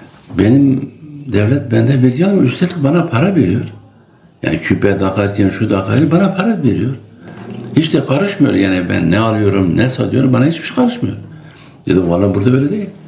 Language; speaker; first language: Turkish; non-native, local second language; Kurdish